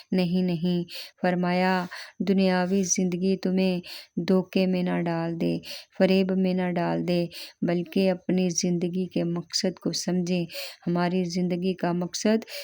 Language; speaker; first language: Urdu; native; Urdu